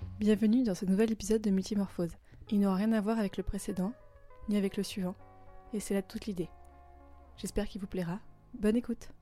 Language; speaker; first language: French; native; French